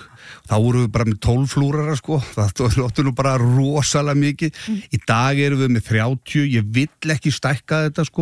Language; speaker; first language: Icelandic; native; Icelandic